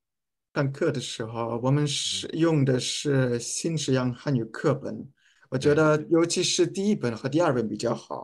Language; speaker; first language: Chinese; non-native, fluent; German